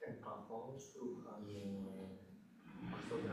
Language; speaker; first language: Dutch; non-native, fluent; Indonesian